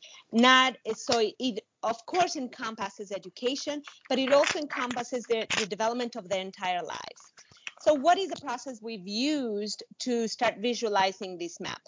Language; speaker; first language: English; non-native, fluent; Spanish